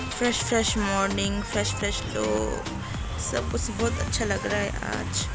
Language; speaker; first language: Hindi; non-native, local second language; Kok Borok